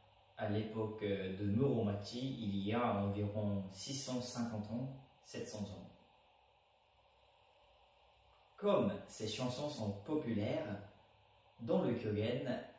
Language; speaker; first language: French; non-native, fluent; Japanese